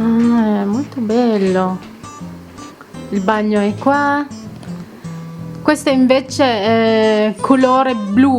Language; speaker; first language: Italian; non-native, learner; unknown